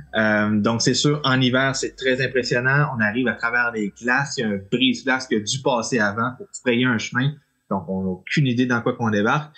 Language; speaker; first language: French; native; French